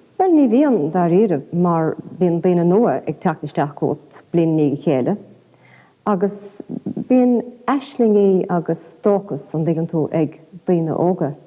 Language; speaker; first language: Irish; non-native, local second language; English